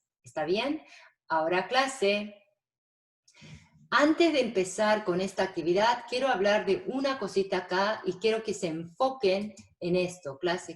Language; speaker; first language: Spanish; non-native, fluent; Korean